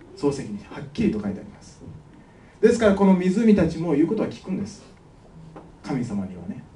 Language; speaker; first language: Japanese; native; Japanese